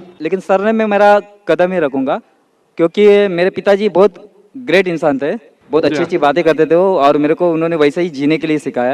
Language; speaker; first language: Hindi; non-native, local second language; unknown